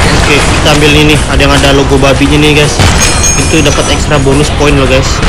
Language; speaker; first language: Indonesian; native; Indonesian